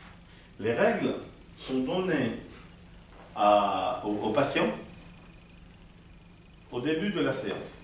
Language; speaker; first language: French; non-native, local second language; Arabic